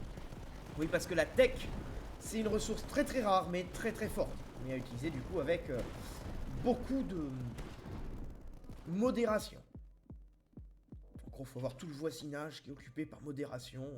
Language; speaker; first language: French; native; French